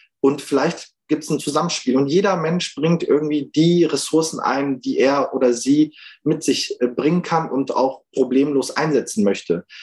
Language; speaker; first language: German; early bilingual, other home language; Turkish